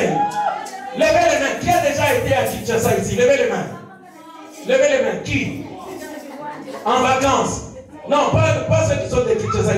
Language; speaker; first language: French; non-native, local second language; Lingala